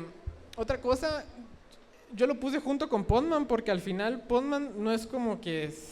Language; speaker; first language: Spanish; native; Spanish